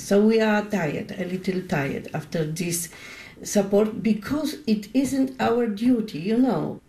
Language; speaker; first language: English; non-native, learner; Polish